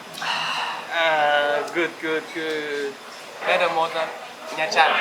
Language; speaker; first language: English; non-native, learner; Korean